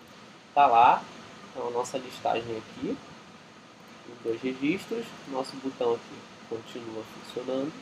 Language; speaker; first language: Portuguese; native; Portuguese